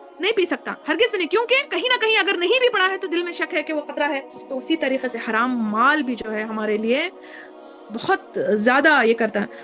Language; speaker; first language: Urdu; native; Urdu